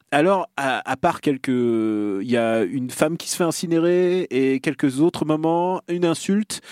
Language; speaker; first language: French; non-native, fluent; Russian